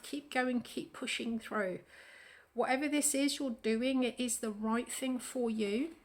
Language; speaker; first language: English; native; English